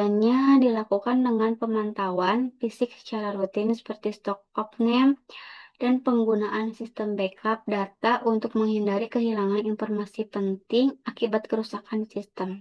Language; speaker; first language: Indonesian; native; Indonesian